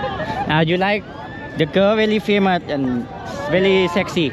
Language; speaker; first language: English; non-native, learner; Lao